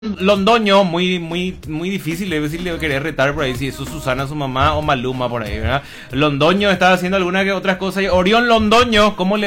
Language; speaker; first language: Spanish; native; Spanish